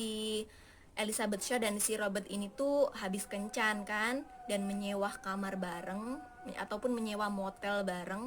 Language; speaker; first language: Indonesian; native; Indonesian